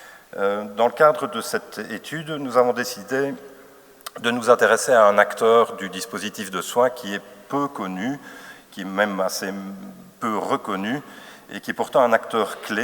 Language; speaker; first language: French; native; French